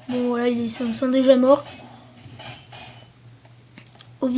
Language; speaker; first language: French; native; French